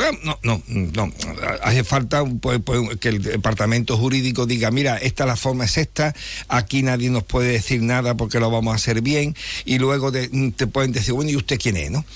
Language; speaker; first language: Spanish; native; Spanish